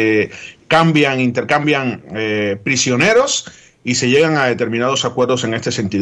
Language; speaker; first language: Spanish; native; Spanish